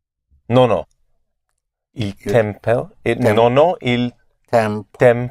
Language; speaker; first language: Italian; non-native, learner; English